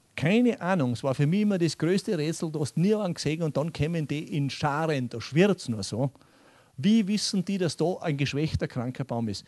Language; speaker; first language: German; native; German